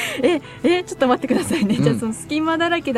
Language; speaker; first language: Japanese; native; Japanese